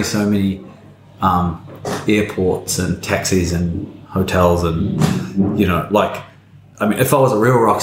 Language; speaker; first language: English; native; English